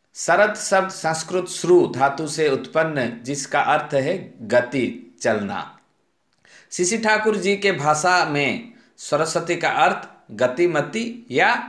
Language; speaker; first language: Hindi; non-native, local second language; Odia